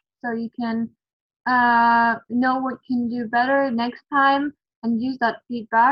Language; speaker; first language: English; non-native, fluent; German